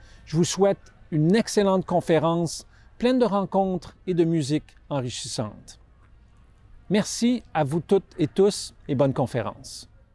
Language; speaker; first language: French; native; French